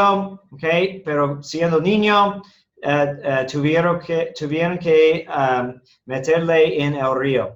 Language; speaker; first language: Spanish; non-native, fluent; English